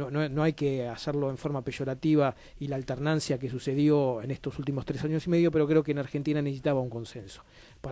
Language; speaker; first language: Spanish; native; Spanish